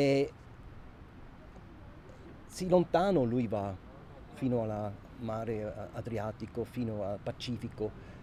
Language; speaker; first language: Italian; non-native, local second language; German